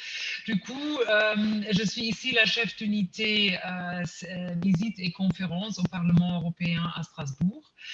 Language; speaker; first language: French; non-native, fluent; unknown